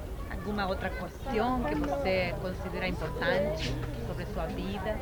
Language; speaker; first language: Portuguese; non-native, fluent; Spanish